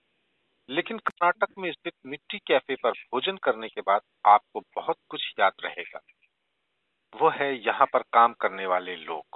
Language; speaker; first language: Hindi; native; Hindi